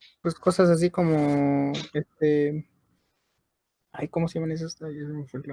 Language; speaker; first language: Spanish; native; Spanish